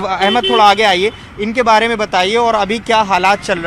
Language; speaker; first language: Hindi; native; Hindi